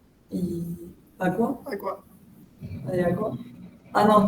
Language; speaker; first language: Spanish; non-native, learner; French